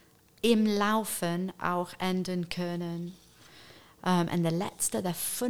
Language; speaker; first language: German; non-native, fluent; English